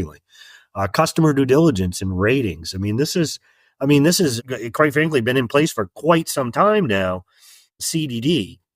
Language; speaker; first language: English; native; English